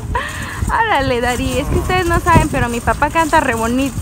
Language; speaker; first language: Spanish; native; Spanish